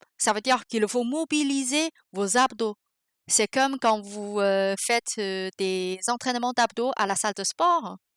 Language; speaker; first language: French; non-native, fluent; Chinese